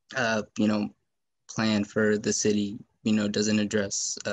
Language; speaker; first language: English; native; English